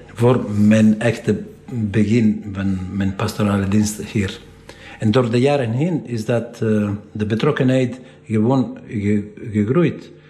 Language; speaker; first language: Dutch; non-native, fluent; Italian